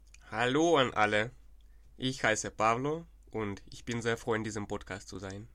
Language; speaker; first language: German; non-native, fluent; Ukrainian